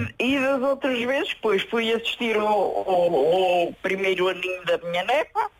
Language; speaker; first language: Portuguese; native; Portuguese